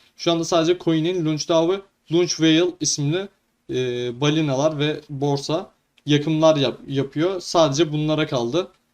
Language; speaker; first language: Turkish; native; Turkish